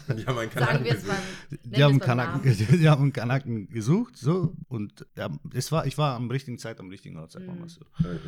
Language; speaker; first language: German; non-native, fluent; Turkish